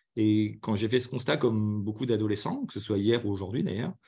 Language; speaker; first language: French; native; French